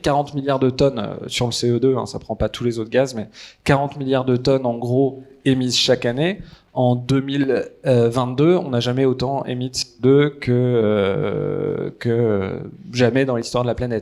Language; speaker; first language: French; native; French